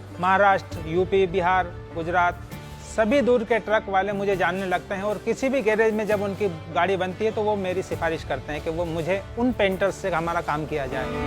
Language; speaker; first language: Hindi; non-native, local second language; Marathi